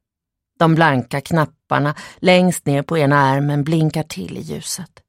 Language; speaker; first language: Swedish; native; Swedish